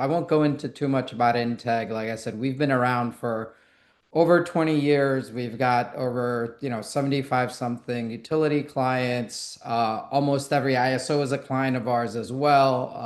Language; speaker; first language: English; native; English